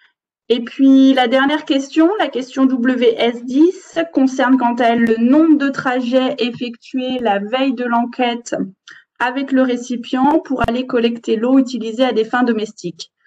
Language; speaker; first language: French; native; French